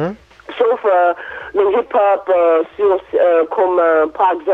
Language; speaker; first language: French; non-native, learner; English